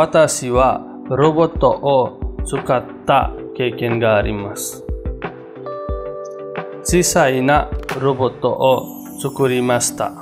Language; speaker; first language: Japanese; non-native, learner; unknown